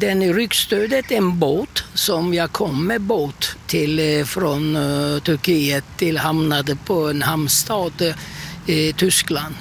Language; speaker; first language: Swedish; non-native, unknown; Turkish